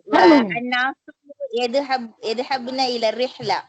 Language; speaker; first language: Arabic; non-native, learner; Tamil